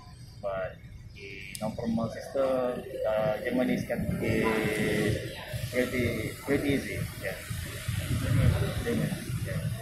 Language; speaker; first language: English; non-native, learner; Indonesian